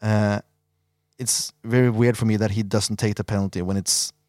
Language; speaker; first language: English; non-native, fluent; Norwegian